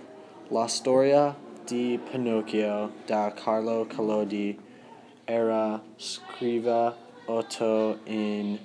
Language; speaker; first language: Italian; non-native, learner; English